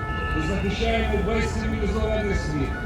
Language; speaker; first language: Ukrainian; native; Ukrainian